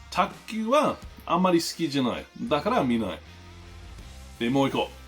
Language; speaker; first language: Japanese; non-native, fluent; English